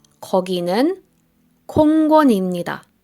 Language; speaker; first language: Korean; non-native, fluent; Polish